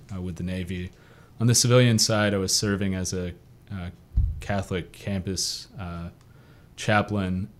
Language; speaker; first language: English; native; English